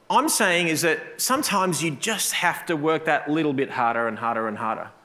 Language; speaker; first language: English; native; English